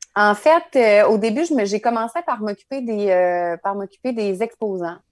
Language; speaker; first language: French; native; French